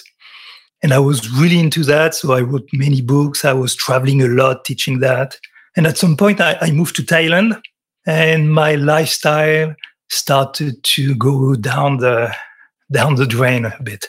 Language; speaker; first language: English; non-native, fluent; French